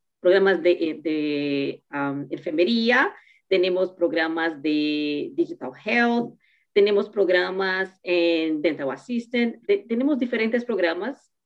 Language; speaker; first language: Spanish; non-native, learner; Portuguese